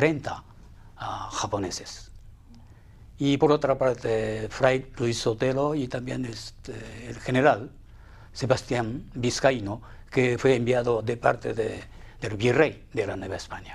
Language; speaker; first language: Spanish; non-native, fluent; Japanese